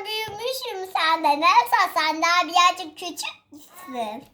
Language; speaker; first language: Turkish; native; Turkish